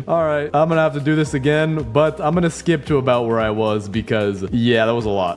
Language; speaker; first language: English; native; English